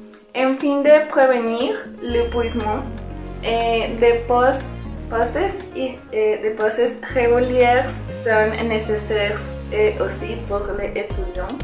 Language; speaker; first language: French; non-native, learner; Spanish